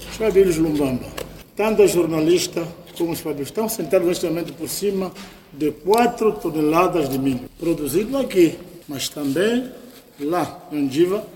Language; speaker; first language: Portuguese; native; Portuguese